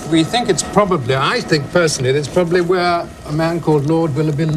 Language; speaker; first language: English; native; English